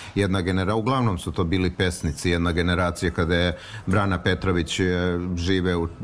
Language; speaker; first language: Serbian; native; Serbian